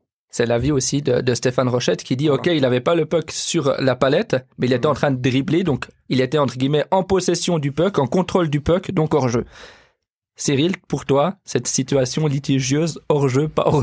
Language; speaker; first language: French; native; French